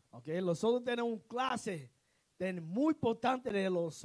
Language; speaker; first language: Spanish; non-native, learner; English